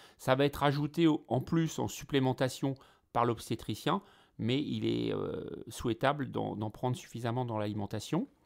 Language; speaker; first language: French; native; French